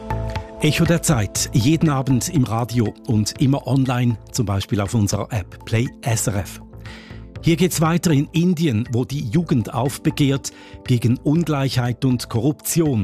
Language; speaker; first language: German; native; German